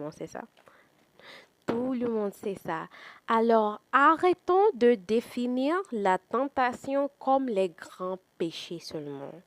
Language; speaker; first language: French; non-native, fluent; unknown